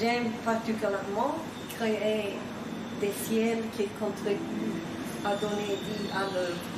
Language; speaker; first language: French; non-native, fluent; Swedish